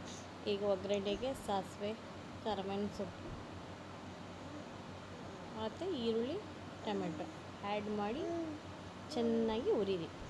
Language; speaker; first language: Kannada; native; Kannada